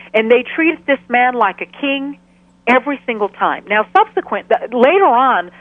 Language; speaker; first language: English; native; English